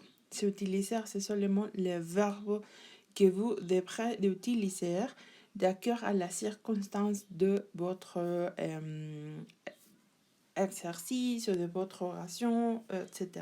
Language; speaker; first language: French; non-native, learner; Spanish